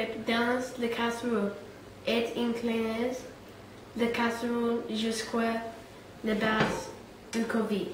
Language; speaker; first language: French; non-native, learner; English